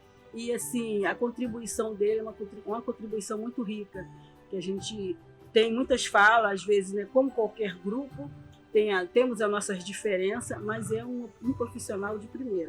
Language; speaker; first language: Portuguese; native; Portuguese